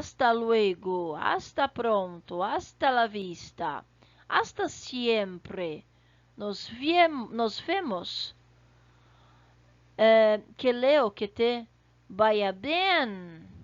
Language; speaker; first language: Spanish; non-native, fluent; Portuguese